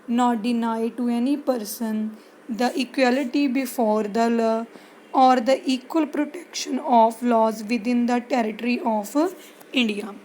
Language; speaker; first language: English; non-native, local second language; Punjabi